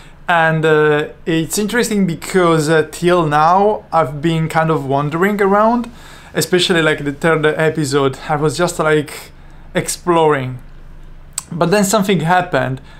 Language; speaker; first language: English; non-native, fluent; Italian